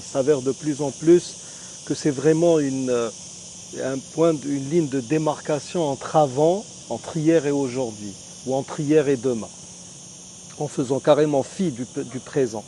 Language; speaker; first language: French; non-native, local second language; Arabic